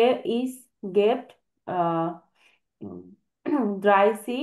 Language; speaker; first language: German; non-native, learner; Bangla